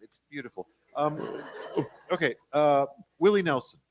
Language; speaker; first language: English; native; English